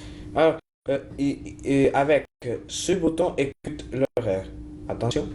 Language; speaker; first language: French; non-native, learner; Italian